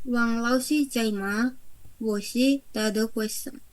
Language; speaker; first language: Chinese; non-native, learner; Indonesian